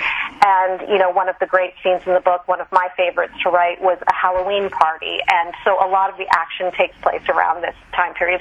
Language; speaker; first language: English; native; English